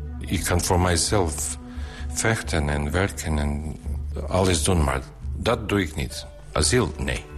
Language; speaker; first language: Dutch; non-native, learner; Bosnian